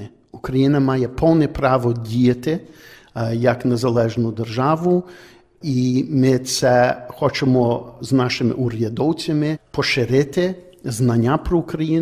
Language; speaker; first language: Ukrainian; early bilingual, heritage; Ukrainian